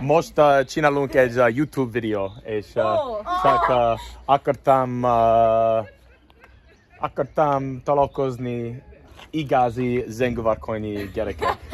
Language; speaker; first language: Hungarian; non-native, learner; English